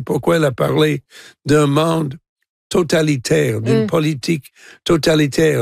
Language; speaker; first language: French; non-native, fluent; English